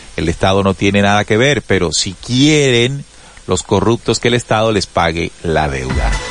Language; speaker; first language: Spanish; native; Spanish